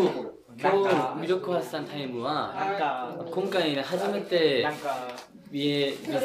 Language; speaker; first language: Japanese; non-native, learner; Korean